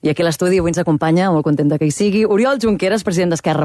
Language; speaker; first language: Catalan; native; Catalan